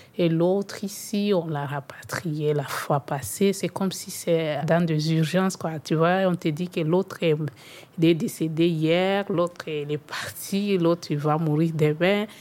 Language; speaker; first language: French; non-native, local second language; Swahili